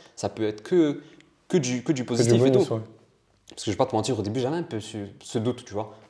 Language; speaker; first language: French; early bilingual, other home language; Italian